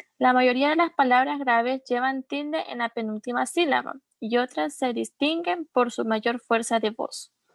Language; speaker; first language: Spanish; native; Spanish